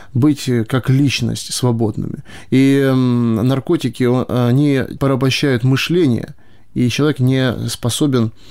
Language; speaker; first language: Russian; native; Russian